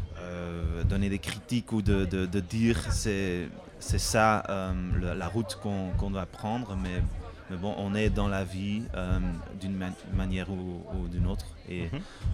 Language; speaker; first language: French; non-native, fluent; Dutch